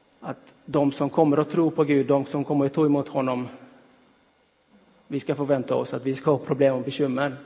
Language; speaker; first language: Swedish; non-native, fluent; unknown